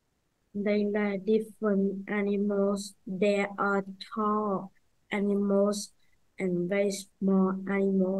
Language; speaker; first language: English; non-native, learner; Vietnamese